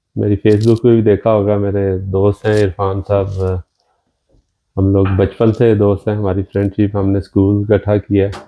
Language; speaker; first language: Urdu; non-native, local second language; Punjabi